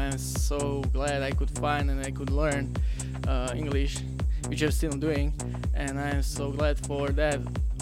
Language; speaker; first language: English; non-native, learner; Slovak